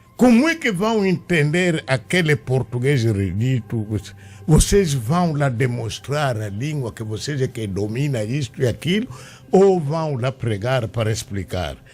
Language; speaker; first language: Portuguese; non-native, local second language; Kongo